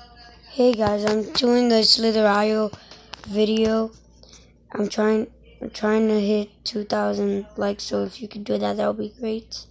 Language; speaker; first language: English; native; English